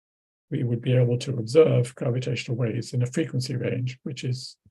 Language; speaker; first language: English; native; English